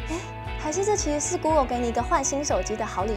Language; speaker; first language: Chinese; native; Chinese